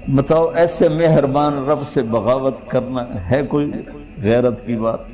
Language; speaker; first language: Urdu; non-native, local second language; Punjabi